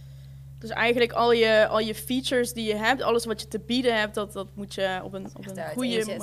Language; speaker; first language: Dutch; native; Dutch